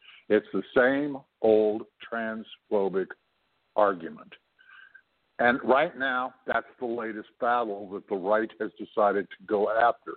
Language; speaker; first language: English; native; English